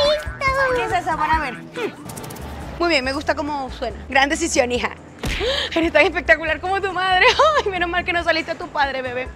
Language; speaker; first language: Spanish; native; Spanish